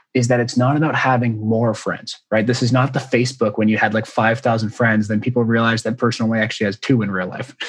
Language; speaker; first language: English; native; English